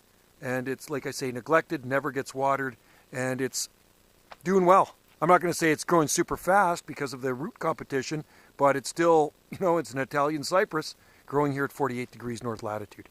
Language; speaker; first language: English; native; English